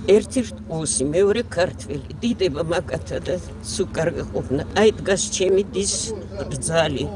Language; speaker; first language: Georgian; early bilingual, heritage; Georgian